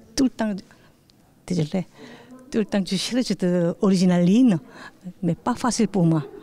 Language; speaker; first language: French; non-native, learner; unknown